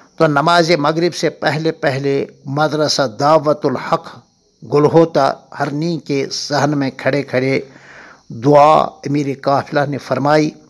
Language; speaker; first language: Urdu; non-native, local second language; Kashmiri